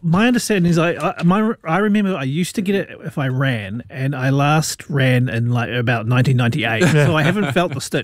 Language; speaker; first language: English; native; English